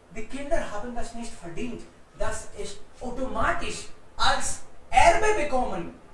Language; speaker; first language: German; non-native, fluent; Hindi